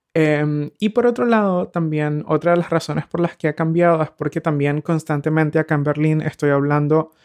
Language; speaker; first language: Spanish; native; Spanish